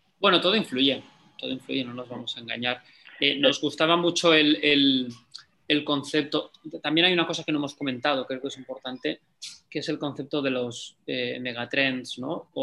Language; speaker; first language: Spanish; native; Spanish